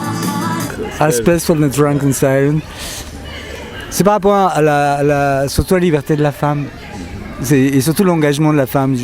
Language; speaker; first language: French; non-native, fluent; Spanish